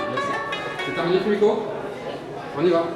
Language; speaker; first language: French; native; French